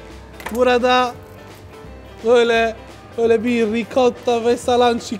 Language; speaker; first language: Turkish; non-native, learner; Italian